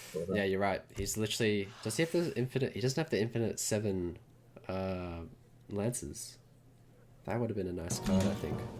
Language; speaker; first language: English; native; English